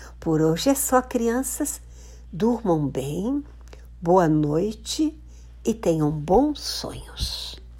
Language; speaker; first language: Portuguese; native; Portuguese